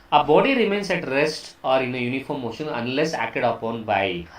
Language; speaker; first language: English; non-native, local second language; Kannada